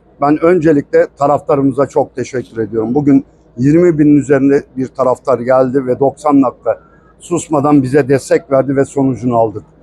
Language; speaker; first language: Turkish; native; Turkish